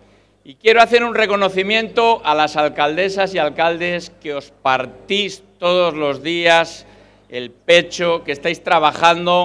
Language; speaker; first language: Spanish; native; Spanish